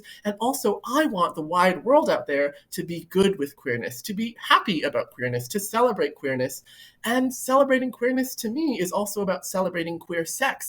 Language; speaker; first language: English; native; English